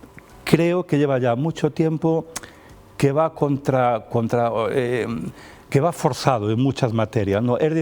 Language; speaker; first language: Spanish; native; Spanish